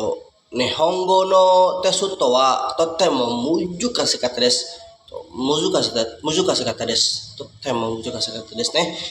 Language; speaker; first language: Japanese; non-native, learner; Indonesian